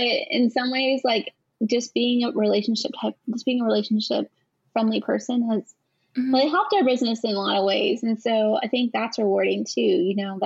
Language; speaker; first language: English; native; English